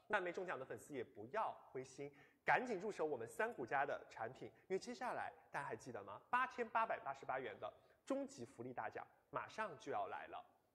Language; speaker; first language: Chinese; native; Chinese